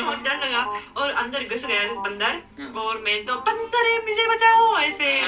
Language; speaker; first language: Hindi; non-native, fluent; Japanese